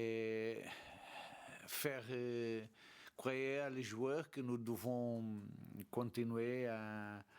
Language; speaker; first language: French; non-native, learner; Portuguese